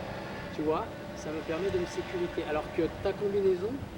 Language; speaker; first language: French; native; French